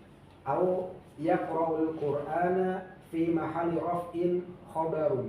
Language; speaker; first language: Arabic; non-native, learner; Indonesian